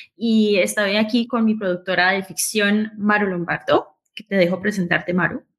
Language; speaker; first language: Spanish; early bilingual, heritage; Spanish